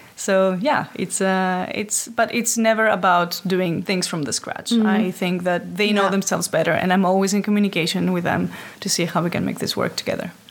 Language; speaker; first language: English; non-native, fluent; Greek